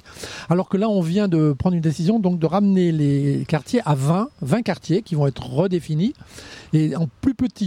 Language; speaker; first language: French; native; French